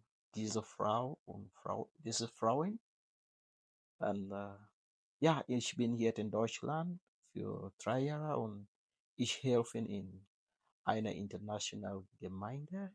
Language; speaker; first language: German; non-native, learner; English